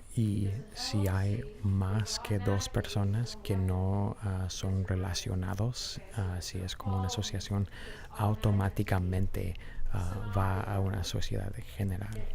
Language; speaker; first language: Spanish; non-native, fluent; English